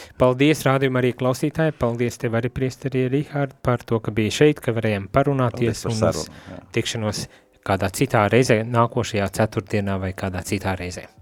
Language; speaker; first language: Latvian; native; Latvian